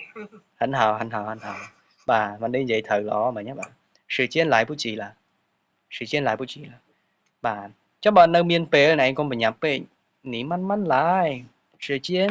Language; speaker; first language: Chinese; non-native, fluent; Khmer